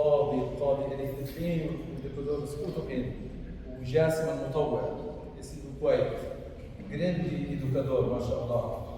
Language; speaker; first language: Portuguese; non-native, fluent; Arabic